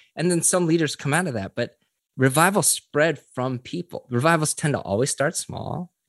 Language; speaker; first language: English; early bilingual, other home language; Korean